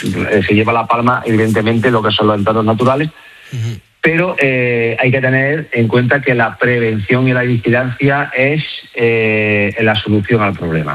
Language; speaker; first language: Spanish; native; Spanish